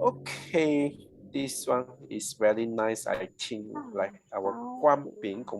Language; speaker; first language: English; non-native, local second language; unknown